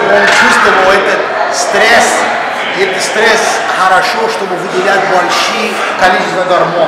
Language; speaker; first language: Russian; non-native, fluent; Portuguese